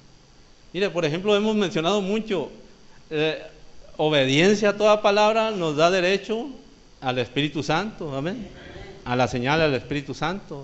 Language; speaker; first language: Spanish; native; Spanish